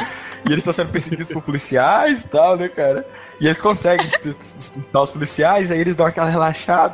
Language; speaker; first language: Portuguese; native; Portuguese